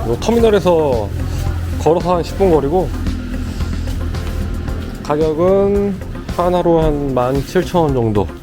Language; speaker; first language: Korean; native; Korean